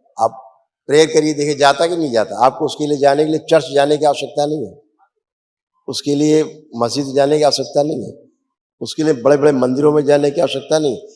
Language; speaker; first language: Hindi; native; Hindi